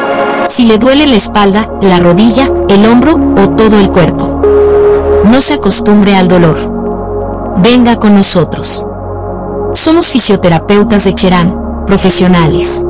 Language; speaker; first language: Spanish; native; Spanish